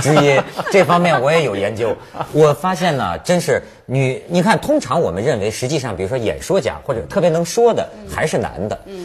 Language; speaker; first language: Chinese; native; Chinese